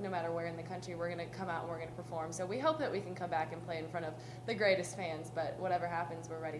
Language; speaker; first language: English; native; English